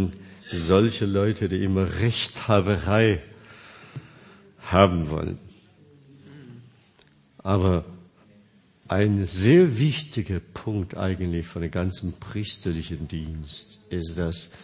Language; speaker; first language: German; non-native, fluent; Korean